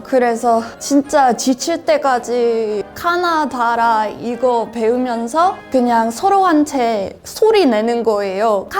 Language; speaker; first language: Korean; non-native, fluent; English